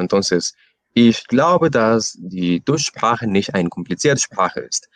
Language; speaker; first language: German; non-native, learner; Spanish